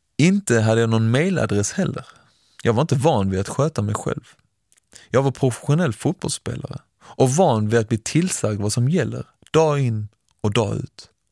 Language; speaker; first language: Swedish; early bilingual, other home language; Persian